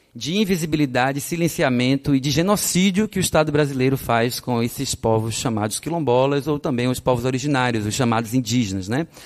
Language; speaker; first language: Portuguese; native; Portuguese